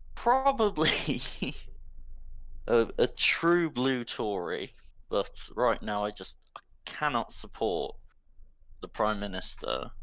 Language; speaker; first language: English; native; English